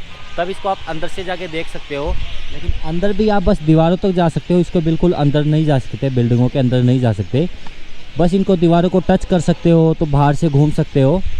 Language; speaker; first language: Hindi; native; Hindi